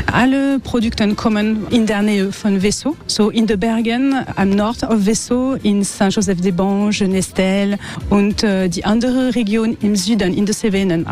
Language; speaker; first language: German; non-native, learner; French